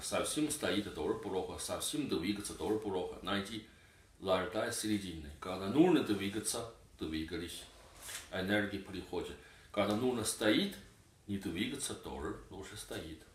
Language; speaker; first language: Russian; non-native, learner; Chinese